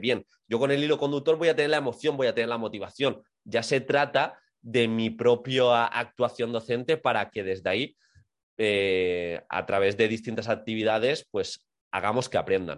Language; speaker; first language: Spanish; native; Spanish